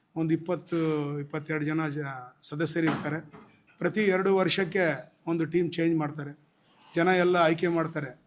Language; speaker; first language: Kannada; non-native, local second language; Urdu